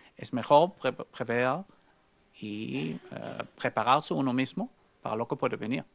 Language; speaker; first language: Spanish; non-native, fluent; German